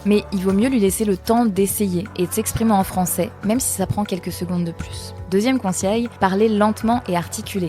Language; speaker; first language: French; native; French